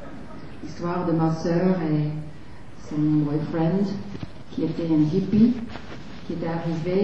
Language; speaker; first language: French; non-native, fluent; English